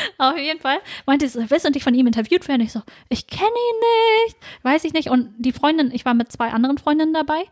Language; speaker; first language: German; early bilingual, other home language; Vietnamese